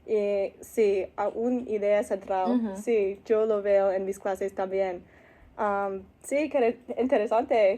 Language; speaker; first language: Spanish; non-native, learner; English